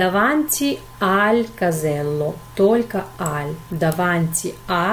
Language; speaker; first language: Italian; non-native, fluent; Russian